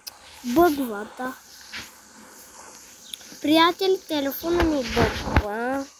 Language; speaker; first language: Bulgarian; non-native, local second language; Turkish